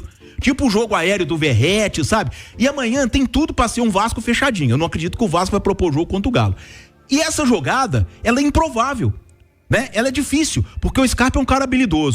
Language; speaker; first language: Portuguese; native; Portuguese